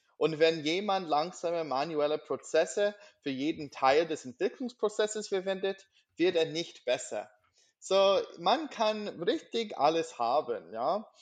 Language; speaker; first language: German; non-native, learner; English